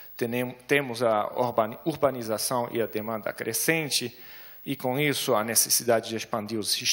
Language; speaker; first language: Portuguese; non-native, fluent; German